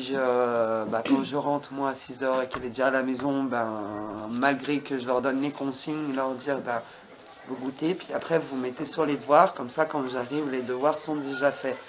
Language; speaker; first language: French; native; French